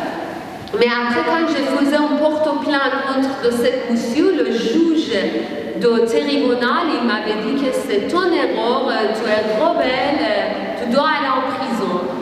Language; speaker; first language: French; non-native, learner; Persian